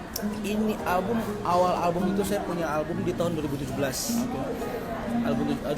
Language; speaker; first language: Indonesian; non-native, local second language; Achinese